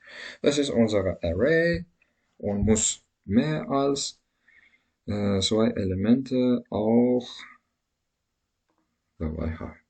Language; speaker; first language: German; non-native, learner; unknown